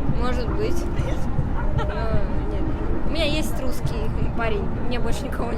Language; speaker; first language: Russian; native; Russian